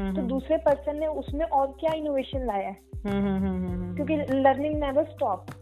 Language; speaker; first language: Hindi; native; Hindi